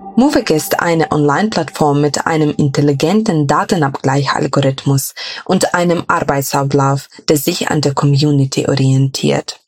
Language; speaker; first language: German; non-native, fluent; Ukrainian